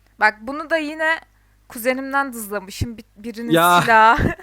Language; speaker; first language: Turkish; native; Turkish